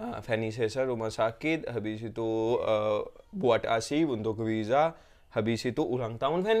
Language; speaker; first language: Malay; non-native, fluent; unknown